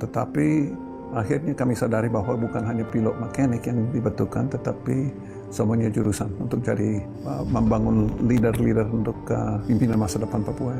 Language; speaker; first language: Indonesian; non-native, fluent; English